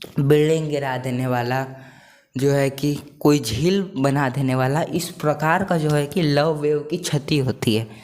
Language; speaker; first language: Hindi; non-native, local second language; Marathi